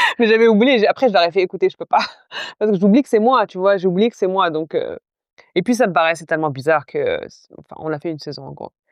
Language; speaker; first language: French; non-native, local second language; Arabic